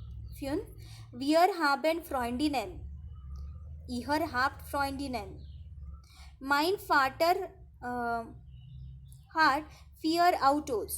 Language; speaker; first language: German; non-native, fluent; Marathi